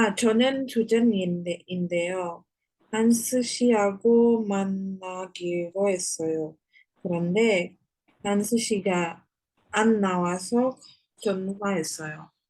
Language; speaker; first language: Korean; non-native, learner; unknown